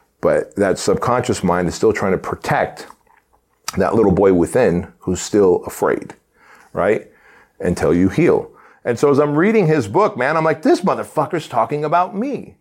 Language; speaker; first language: English; early bilingual, other home language; Armenian